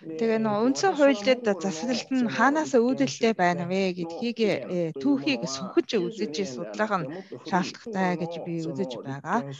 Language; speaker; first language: Mongolian; non-native, fluent; Japanese